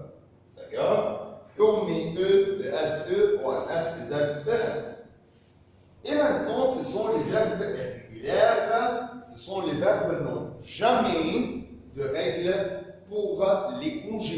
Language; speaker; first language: French; non-native, fluent; Arabic